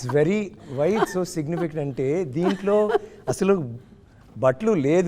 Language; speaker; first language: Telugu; non-native, learner; Tamil